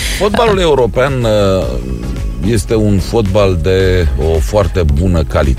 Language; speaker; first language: Romanian; native; Romanian